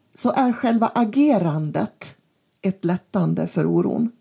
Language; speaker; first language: Swedish; native; Swedish